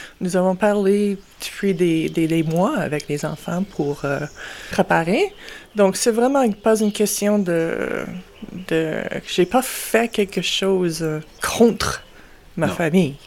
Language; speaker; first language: French; non-native, local second language; English